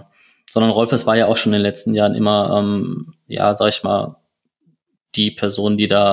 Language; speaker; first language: German; native; German